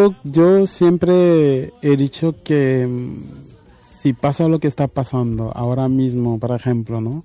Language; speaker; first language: Spanish; non-native, fluent; Wolof